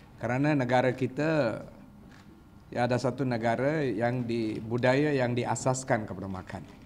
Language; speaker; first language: Malay; non-native, local second language; Tamil